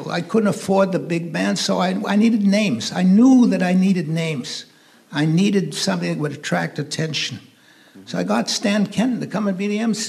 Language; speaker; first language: English; native; English